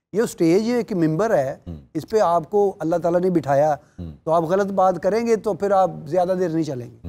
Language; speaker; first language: Urdu; non-native, local second language; Punjabi